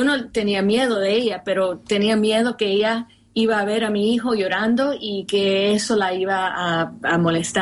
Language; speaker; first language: Spanish; early bilingual, heritage; Spanish